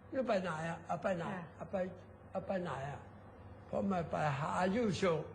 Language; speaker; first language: Thai; non-native, learner; Chinese